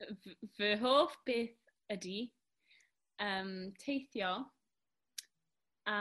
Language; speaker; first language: Welsh; non-native, learner; English